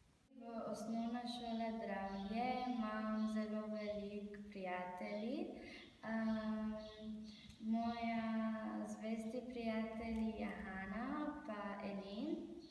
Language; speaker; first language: Slovenian; non-native, learner; Arabic